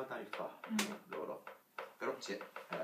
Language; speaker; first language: Italian; non-native, learner; Japanese